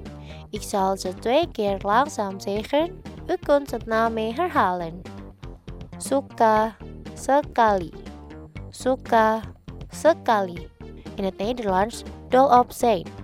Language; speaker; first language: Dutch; non-native, fluent; Indonesian